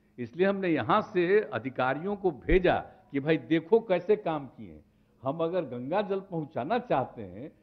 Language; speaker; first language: Hindi; native; Hindi